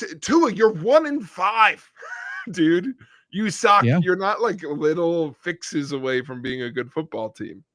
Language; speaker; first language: English; native; English